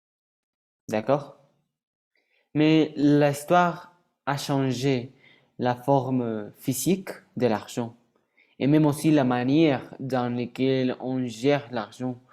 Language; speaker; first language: French; non-native, learner; Spanish